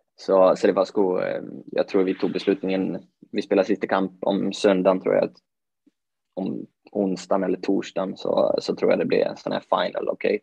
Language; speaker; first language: Swedish; native; Swedish